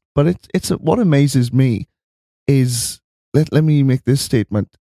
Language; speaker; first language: English; native; English